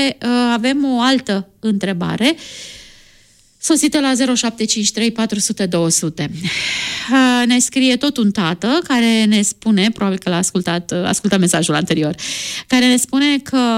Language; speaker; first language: Romanian; native; Romanian